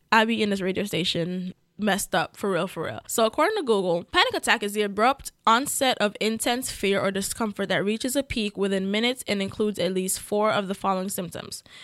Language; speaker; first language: English; native; English